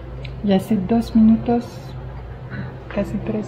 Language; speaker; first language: Spanish; non-native, fluent; French